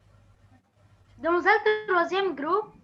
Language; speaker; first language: French; non-native, learner; Arabic